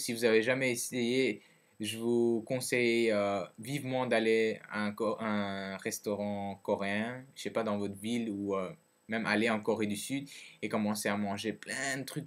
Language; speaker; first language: French; early bilingual, other home language; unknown